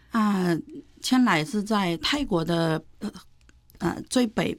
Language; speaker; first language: Chinese; non-native, fluent; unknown